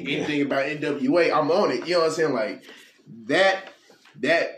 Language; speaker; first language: English; native; English